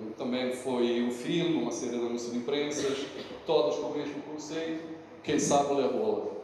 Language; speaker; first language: Portuguese; non-native, fluent; Italian